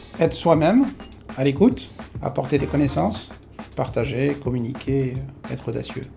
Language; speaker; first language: French; non-native, local second language; Arabic